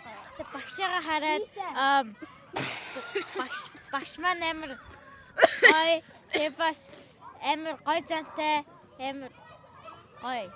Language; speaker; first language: Mongolian; early bilingual, heritage; Mongolian